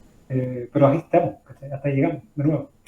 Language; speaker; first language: Spanish; native; Spanish